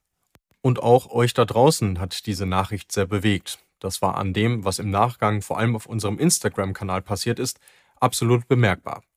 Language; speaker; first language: German; native; German